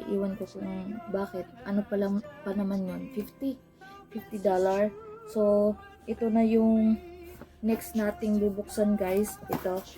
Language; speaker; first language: Filipino; non-native, local second language; Cebuano